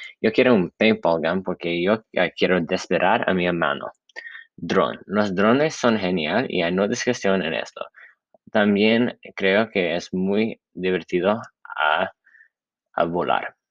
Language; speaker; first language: Spanish; non-native, learner; English